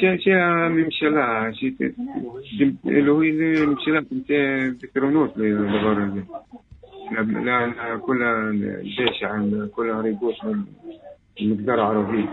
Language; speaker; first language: Hebrew; non-native, local second language; Arabic